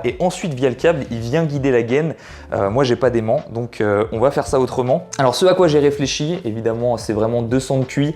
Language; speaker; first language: French; native; French